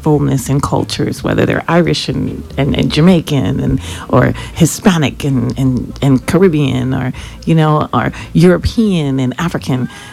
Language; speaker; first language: English; early bilingual, other home language; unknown